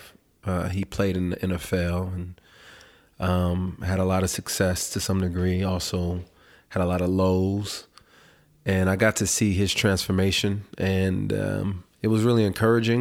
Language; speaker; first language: English; native; English